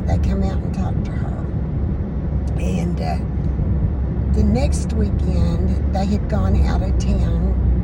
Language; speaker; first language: English; native; English